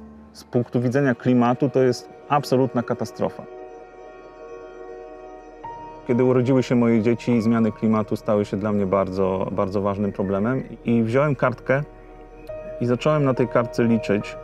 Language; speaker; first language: Polish; native; Polish